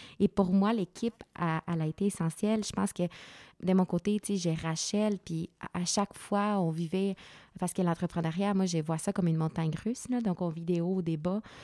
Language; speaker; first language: French; non-native, fluent; Spanish